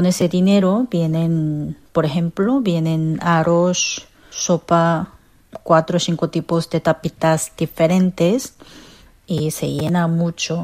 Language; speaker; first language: Spanish; non-native, learner; Korean